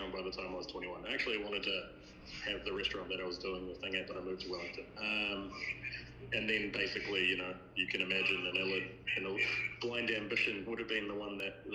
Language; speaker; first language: English; native; English